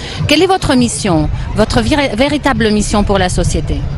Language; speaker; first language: French; non-native, fluent; Arabic